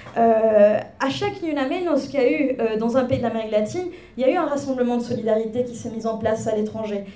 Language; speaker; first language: French; non-native, fluent; Spanish